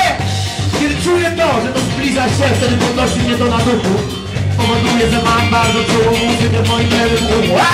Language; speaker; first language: Polish; non-native, fluent; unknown